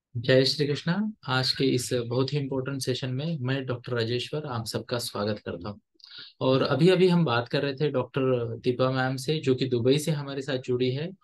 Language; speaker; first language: Hindi; non-native, local second language; Marathi